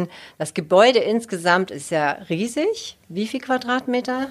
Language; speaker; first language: German; native; German